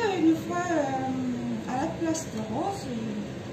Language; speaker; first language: French; non-native, fluent; Japanese